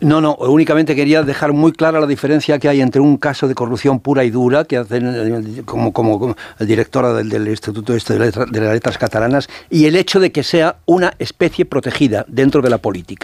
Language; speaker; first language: Spanish; native; Spanish